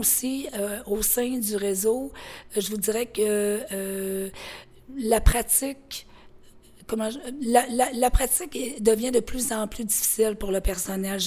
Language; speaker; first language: French; native; French